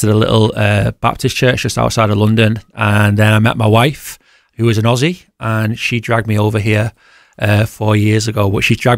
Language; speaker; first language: English; native; English